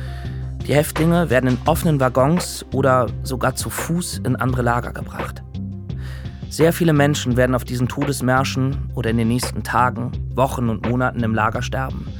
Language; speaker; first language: German; native; German